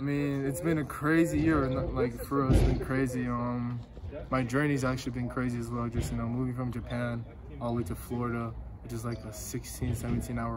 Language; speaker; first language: English; non-native, fluent; Japanese